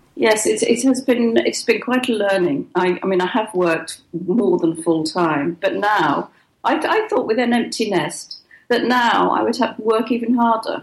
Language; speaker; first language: English; native; English